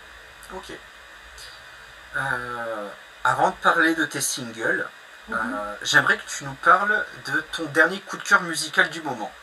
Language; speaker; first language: French; native; French